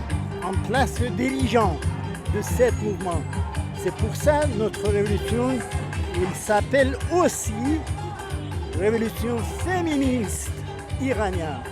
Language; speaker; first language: French; non-native, fluent; Persian